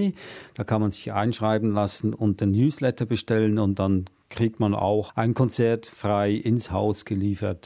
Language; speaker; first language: German; native; German